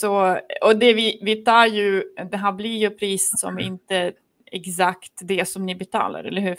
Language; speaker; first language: Swedish; non-native, fluent; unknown